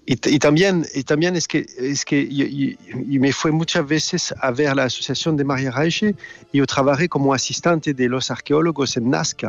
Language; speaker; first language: Spanish; non-native, learner; French